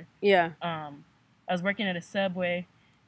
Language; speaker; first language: English; native; English